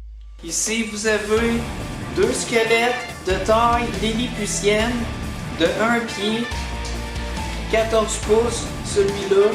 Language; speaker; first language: French; native; French